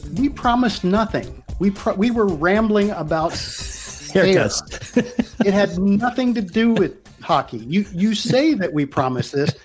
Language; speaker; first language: English; native; English